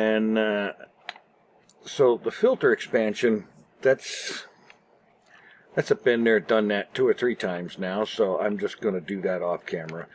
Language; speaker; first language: English; native; English